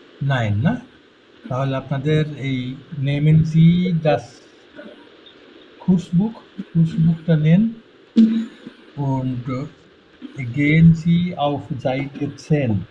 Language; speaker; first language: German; non-native, fluent; Bangla